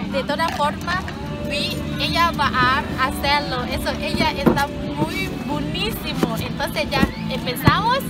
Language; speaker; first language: Spanish; non-native, learner; Thai